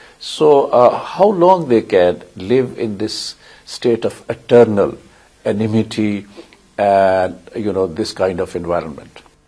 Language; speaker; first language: English; non-native, local second language; Urdu